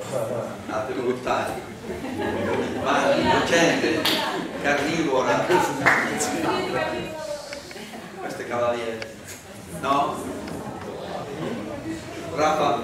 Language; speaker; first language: Italian; non-native, learner; Spanish